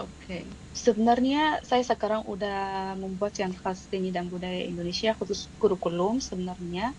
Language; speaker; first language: Indonesian; non-native, fluent; Arabic